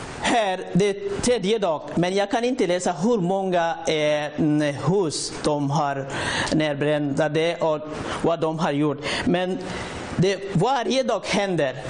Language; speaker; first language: Swedish; non-native, learner; Rohingya